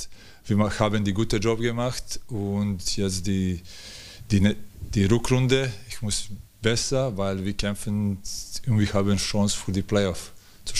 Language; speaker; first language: German; non-native, fluent; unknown